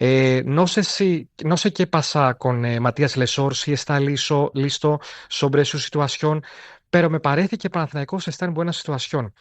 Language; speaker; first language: Spanish; non-native, fluent; Greek